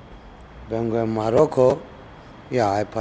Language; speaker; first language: Spanish; non-native, learner; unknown